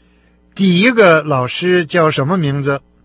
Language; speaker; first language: Chinese; non-native, learner; Russian